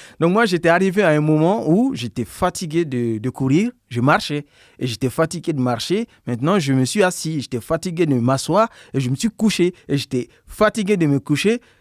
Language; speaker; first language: French; non-native, local second language; Bambara